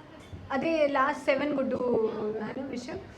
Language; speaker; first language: Telugu; non-native, learner; Hindi